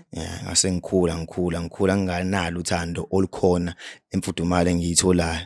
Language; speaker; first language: Zulu; native; Zulu